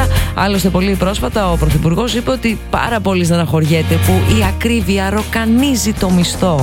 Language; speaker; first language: Greek; native; Greek